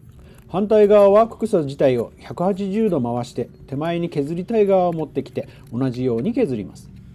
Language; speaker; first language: Japanese; native; Japanese